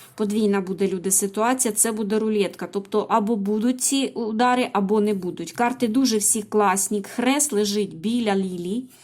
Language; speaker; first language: Ukrainian; non-native, local second language; Russian